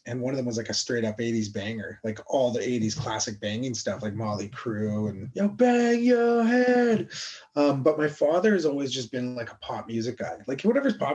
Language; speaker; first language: English; native; English